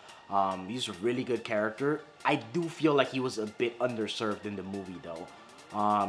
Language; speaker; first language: English; native; English